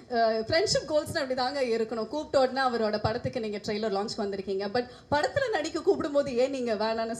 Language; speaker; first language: Tamil; native; Tamil